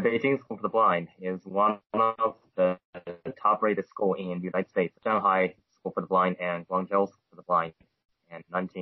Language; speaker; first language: English; non-native, fluent; Chinese